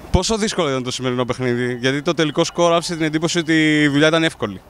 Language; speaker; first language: Greek; native; Greek